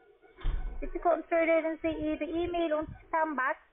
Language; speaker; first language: German; non-native, learner; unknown